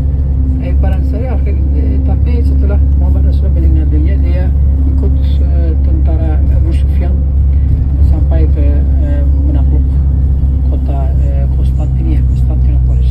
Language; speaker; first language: Indonesian; non-native, fluent; Turkish